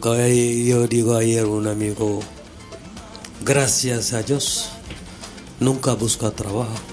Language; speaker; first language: Spanish; non-native, fluent; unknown